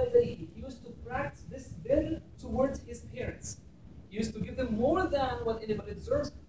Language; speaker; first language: English; non-native, fluent; Arabic